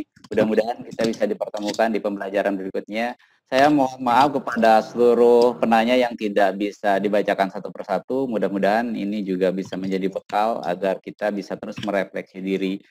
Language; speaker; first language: Indonesian; native; Indonesian